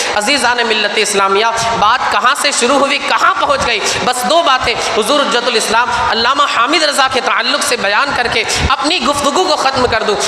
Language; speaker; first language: Urdu; native; Urdu